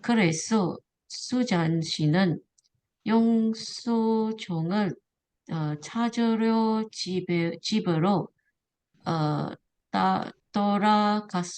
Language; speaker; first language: Korean; non-native, learner; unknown